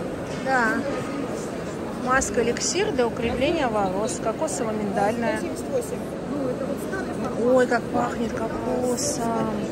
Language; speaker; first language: Russian; native; Russian